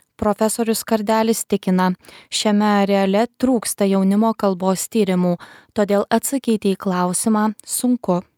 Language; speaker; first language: Lithuanian; native; Lithuanian